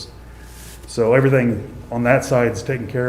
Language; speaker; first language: English; native; English